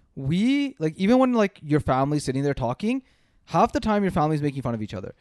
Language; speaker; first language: English; native; English